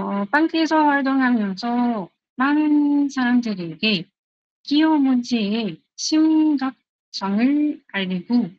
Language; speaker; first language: Korean; non-native, learner; Arabic